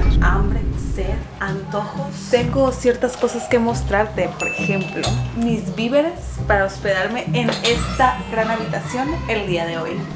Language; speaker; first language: Spanish; native; Spanish